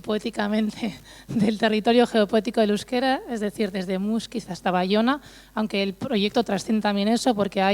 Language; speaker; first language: Spanish; native; Spanish